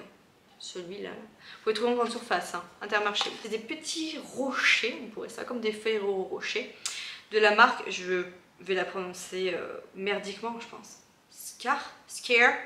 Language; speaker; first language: French; native; French